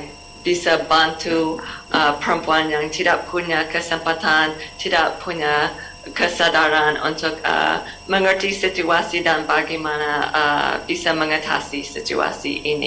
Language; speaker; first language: Indonesian; non-native, learner; English